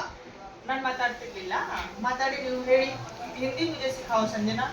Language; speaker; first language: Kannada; non-native, fluent; Hindi